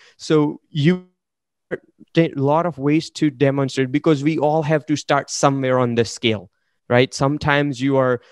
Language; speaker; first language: English; non-native, local second language; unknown